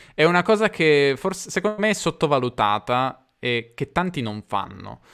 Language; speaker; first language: Italian; native; Italian